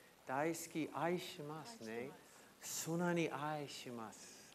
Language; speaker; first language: Japanese; non-native, learner; English